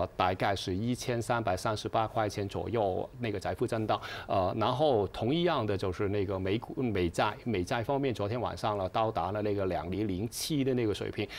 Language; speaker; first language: Chinese; non-native, fluent; Cantonese